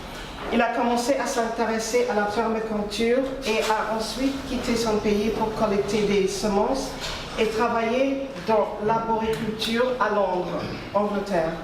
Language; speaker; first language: French; non-native, fluent; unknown